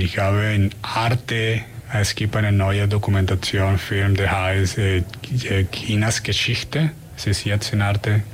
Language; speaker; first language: German; non-native, learner; Spanish